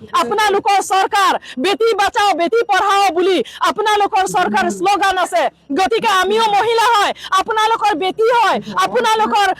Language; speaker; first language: Assamese; non-native, local second language; Karbi